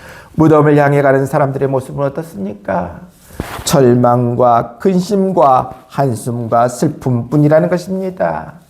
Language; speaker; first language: Korean; native; Korean